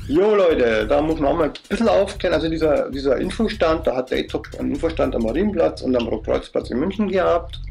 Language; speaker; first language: German; native; German